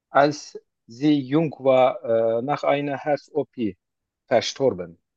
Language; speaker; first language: German; non-native, learner; Turkish